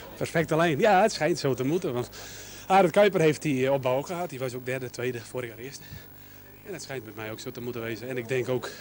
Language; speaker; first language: Dutch; non-native, local second language; Western Frisian